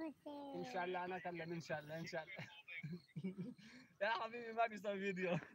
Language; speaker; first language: Arabic; non-native, learner; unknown